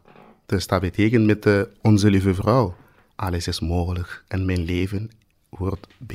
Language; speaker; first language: Dutch; non-native, fluent; Swahili